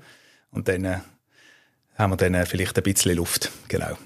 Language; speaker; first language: German; native; German